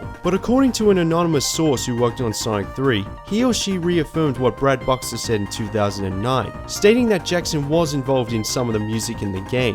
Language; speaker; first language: English; native; English